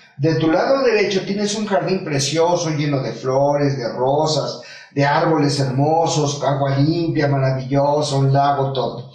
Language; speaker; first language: Spanish; native; Spanish